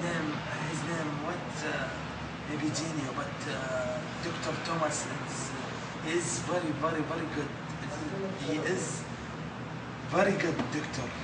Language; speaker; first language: English; non-native, learner; Arabic